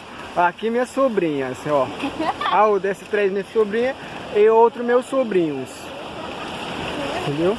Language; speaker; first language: Portuguese; non-native, local second language; Ticuna